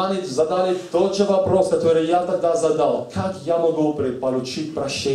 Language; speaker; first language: Russian; native; Russian